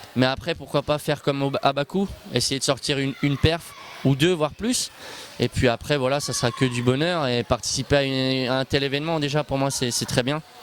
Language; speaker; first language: French; early bilingual, other home language; Bosnian